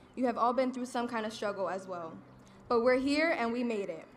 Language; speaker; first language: English; early bilingual, other home language; Spanish